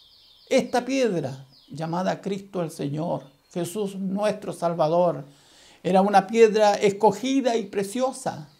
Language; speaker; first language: Spanish; native; Spanish